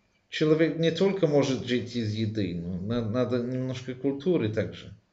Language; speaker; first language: Russian; non-native, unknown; English